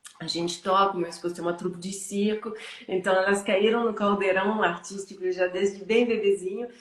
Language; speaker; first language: Portuguese; non-native, fluent; French